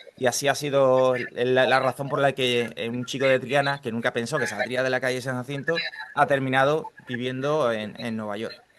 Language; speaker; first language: Spanish; native; Spanish